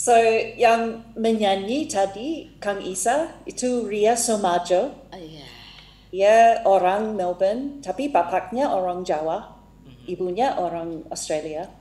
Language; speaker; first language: Indonesian; non-native, fluent; English